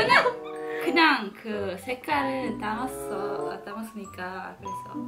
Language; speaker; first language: Korean; non-native, learner; Malay